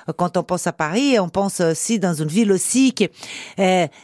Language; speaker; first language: French; non-native, fluent; Portuguese